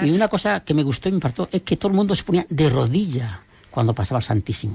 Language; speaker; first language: Spanish; native; Spanish